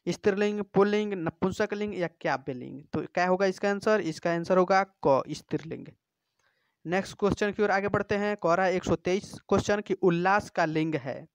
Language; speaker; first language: Hindi; native; Hindi